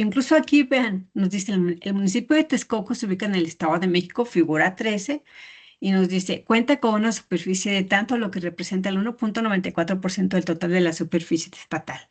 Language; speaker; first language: Spanish; native; Spanish